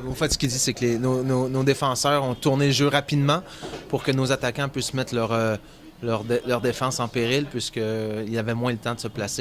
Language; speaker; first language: French; native; French